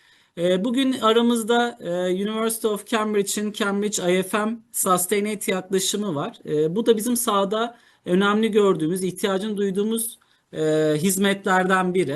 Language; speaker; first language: Turkish; native; Turkish